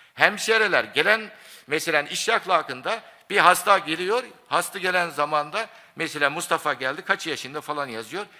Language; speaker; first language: Turkish; non-native, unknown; Japanese